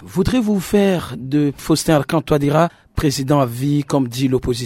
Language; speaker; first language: French; non-native, local second language; Sango